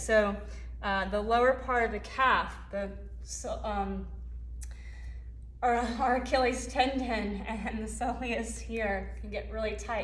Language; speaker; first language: English; native; English